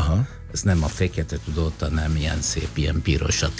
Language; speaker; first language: Hungarian; non-native, fluent; Italian